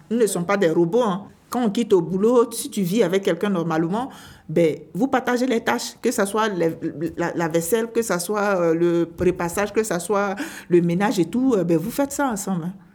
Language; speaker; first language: French; non-native, local second language; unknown